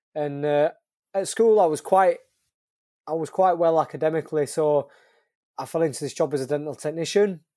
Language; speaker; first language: English; native; English